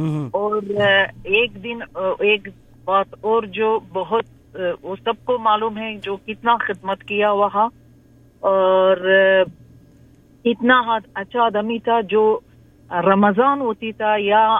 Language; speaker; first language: Hindi; non-native, learner; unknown